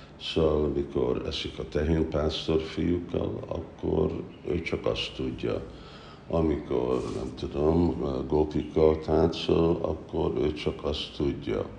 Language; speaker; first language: Hungarian; early bilingual, heritage; Hungarian